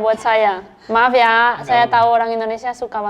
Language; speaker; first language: Indonesian; non-native, fluent; Spanish